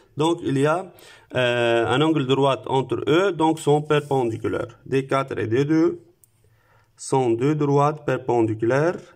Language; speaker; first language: French; non-native, local second language; Arabic